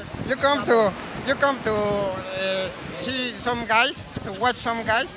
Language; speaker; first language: English; non-native, learner; Spanish